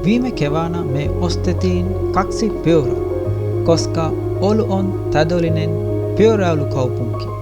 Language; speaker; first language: Finnish; non-native, learner; Sinhala